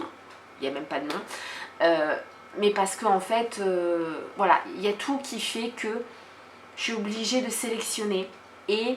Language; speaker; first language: French; native; French